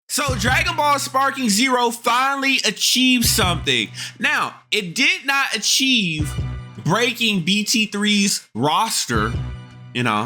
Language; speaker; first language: English; native; English